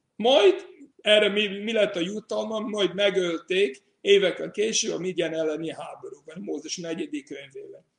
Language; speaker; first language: Hungarian; non-native, fluent; English